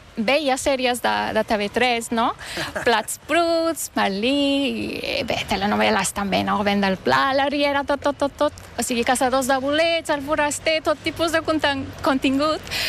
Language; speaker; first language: Catalan; non-native, fluent; Turkish